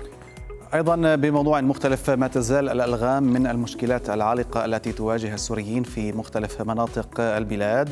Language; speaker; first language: Arabic; native; Arabic